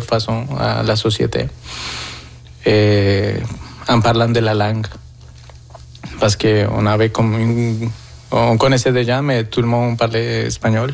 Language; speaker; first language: French; non-native, fluent; Spanish